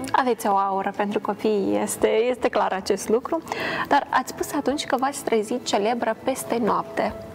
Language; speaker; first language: Romanian; native; Romanian